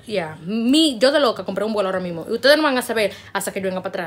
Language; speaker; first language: Spanish; early bilingual, heritage; Spanish